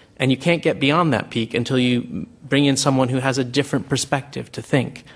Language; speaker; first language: English; native; English